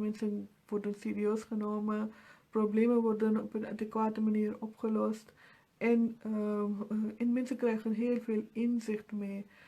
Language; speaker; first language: Dutch; non-native, fluent; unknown